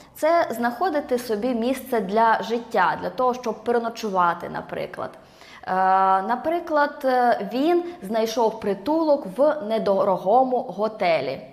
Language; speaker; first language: Ukrainian; native; Ukrainian